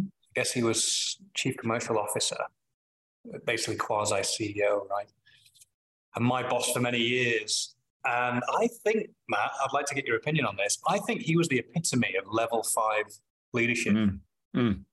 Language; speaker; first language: English; native; English